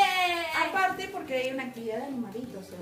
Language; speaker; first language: Spanish; native; Spanish